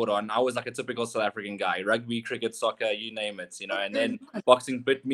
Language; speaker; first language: English; native; English